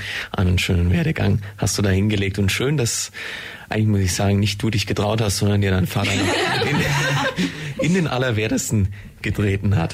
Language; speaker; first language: German; native; German